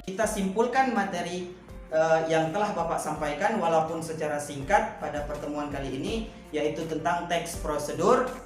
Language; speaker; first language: Indonesian; native; Indonesian